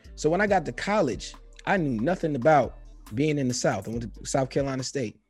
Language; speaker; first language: English; native; English